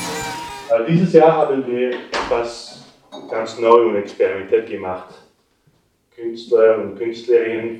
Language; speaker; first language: German; non-native, learner; French